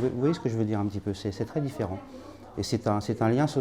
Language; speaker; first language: French; native; French